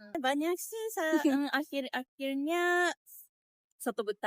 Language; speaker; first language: Indonesian; non-native, learner; Japanese